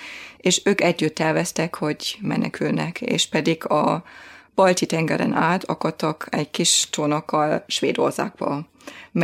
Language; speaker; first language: Hungarian; non-native, fluent; German